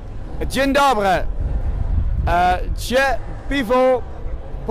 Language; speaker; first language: Polish; non-native, learner; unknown